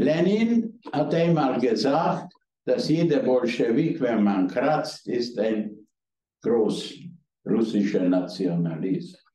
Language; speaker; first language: German; non-native, fluent; Hungarian